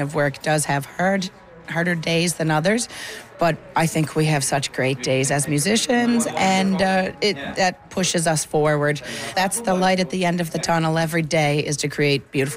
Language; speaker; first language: English; native; English